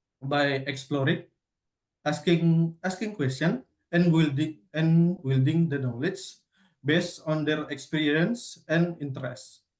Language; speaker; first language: English; non-native, learner; Indonesian